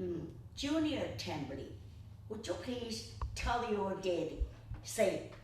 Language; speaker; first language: English; non-native, learner; Chinese